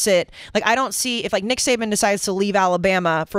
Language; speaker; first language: English; native; English